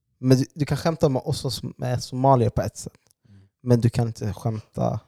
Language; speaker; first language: Swedish; native; Swedish